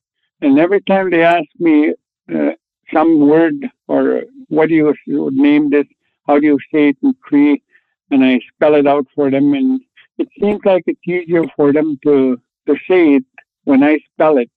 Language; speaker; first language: English; non-native, fluent; Cree